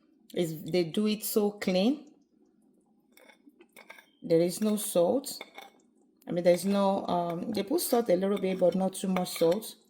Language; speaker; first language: English; non-native, local second language; Yoruba